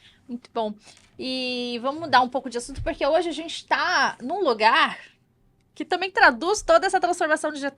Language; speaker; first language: Portuguese; native; Portuguese